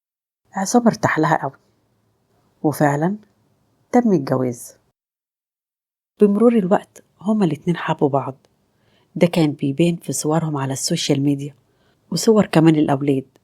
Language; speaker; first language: Arabic; native; Arabic